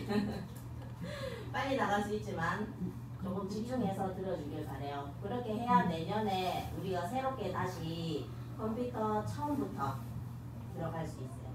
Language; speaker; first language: Korean; native; Korean